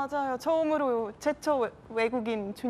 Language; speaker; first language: Korean; non-native, fluent; Estonian